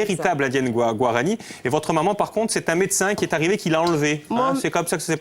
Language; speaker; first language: French; native; French